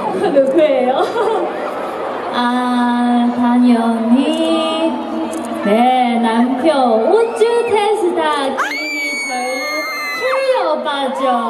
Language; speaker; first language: Korean; non-native, learner; Chinese